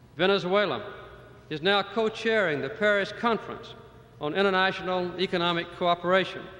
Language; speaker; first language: English; native; English